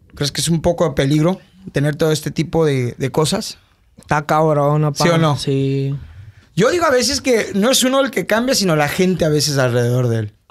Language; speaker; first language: Spanish; early bilingual, heritage; Spanish